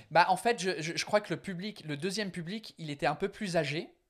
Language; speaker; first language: French; non-native, fluent; English